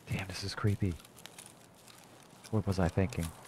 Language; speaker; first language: English; native; English